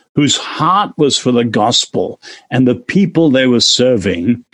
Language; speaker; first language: English; native; English